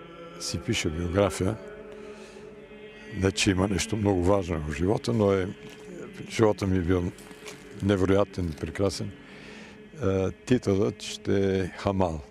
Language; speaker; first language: Bulgarian; early bilingual, heritage; Bulgarian